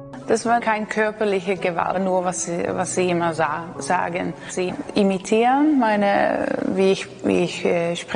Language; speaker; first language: German; non-native, learner; Dutch